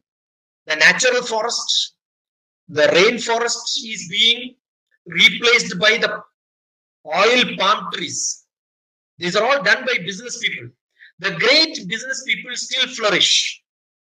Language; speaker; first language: English; non-native, local second language; Malayalam